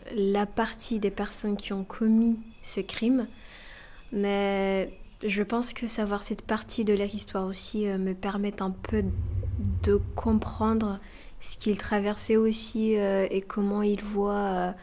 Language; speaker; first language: French; non-native, local second language; Kinyarwanda